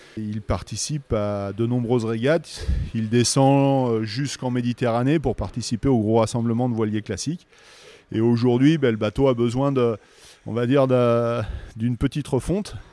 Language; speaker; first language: French; native; French